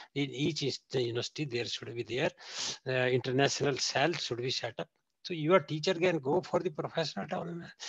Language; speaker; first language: English; non-native, local second language; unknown